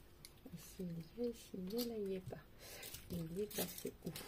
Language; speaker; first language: French; native; French